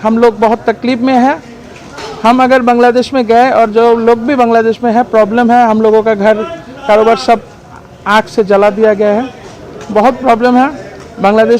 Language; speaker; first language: Hindi; non-native, learner; Bangla